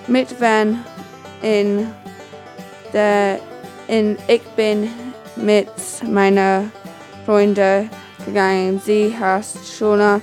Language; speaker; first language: German; non-native, learner; English